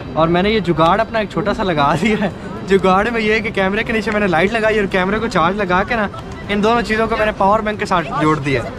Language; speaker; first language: Urdu; non-native, local second language; Punjabi